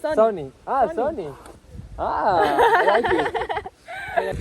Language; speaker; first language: English; non-native, learner; Spanish